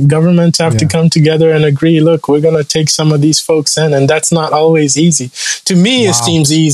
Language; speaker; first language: English; non-native, local second language; Kinyarwanda